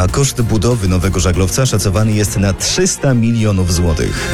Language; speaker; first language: Polish; native; Polish